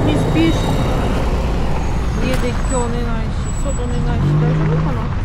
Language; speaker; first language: Japanese; non-native, learner; Russian